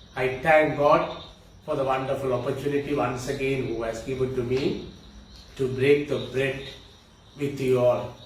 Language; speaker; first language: English; non-native, local second language; Tamil